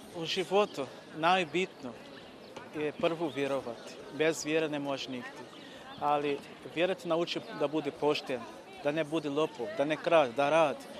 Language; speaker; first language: Bosnian; non-native, learner; Portuguese